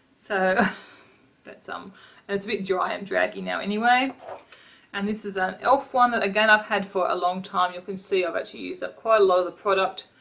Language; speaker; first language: English; native; English